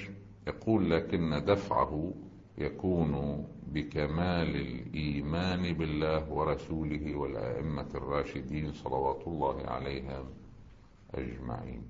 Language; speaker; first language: Arabic; native; Arabic